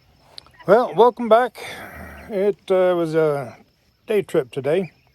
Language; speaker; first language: English; native; English